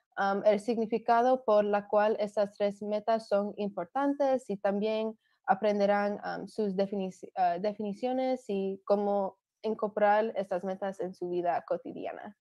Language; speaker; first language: Spanish; early bilingual, other home language; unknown